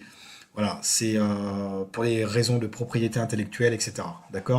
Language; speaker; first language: French; native; French